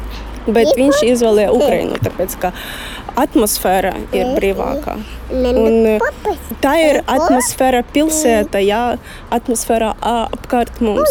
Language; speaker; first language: Latvian; non-native, learner; Russian